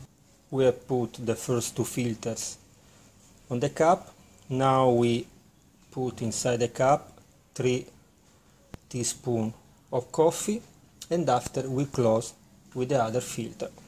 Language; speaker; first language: English; non-native, learner; Italian